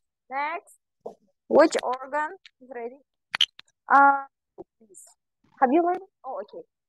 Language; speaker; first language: English; non-native, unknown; Kazakh